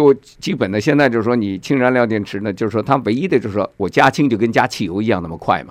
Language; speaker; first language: Chinese; native; Chinese